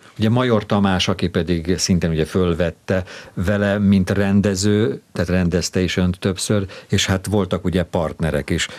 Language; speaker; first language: Hungarian; native; Hungarian